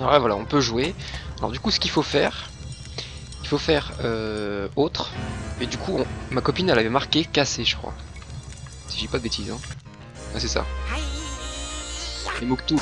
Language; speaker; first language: French; native; French